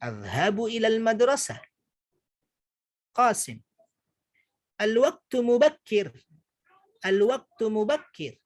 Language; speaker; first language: Arabic; non-native, fluent; Indonesian